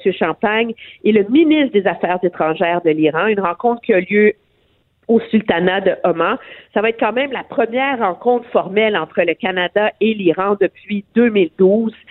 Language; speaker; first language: French; native; French